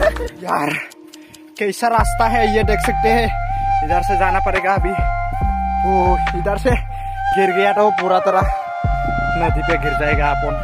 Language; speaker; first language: Hindi; non-native, local second language; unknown